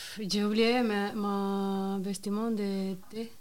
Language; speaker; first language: French; non-native, learner; Spanish